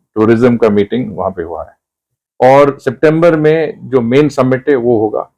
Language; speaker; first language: Hindi; non-native, local second language; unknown